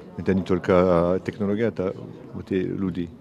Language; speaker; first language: Russian; non-native, learner; French